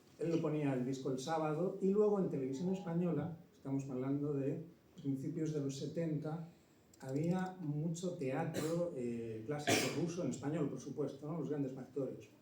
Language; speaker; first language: Spanish; native; Spanish